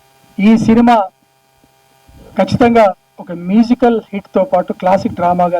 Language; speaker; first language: Telugu; native; Telugu